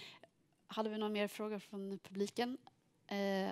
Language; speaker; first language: Swedish; native; Swedish